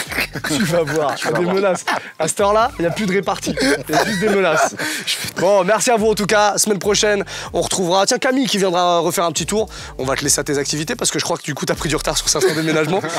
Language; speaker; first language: French; native; French